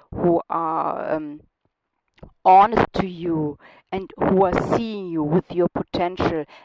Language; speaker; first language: English; non-native, learner; German